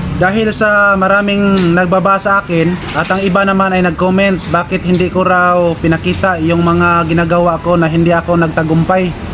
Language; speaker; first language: Filipino; non-native, local second language; Cebuano